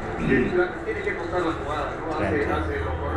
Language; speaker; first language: Spanish; native; Spanish